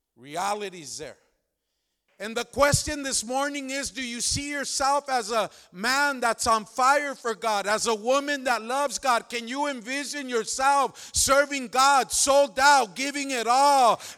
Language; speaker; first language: English; early bilingual, other home language; Spanish